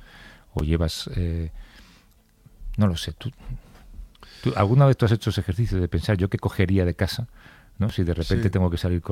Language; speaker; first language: Spanish; native; Spanish